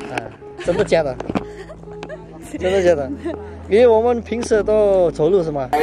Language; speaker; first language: Chinese; non-native, learner; Indonesian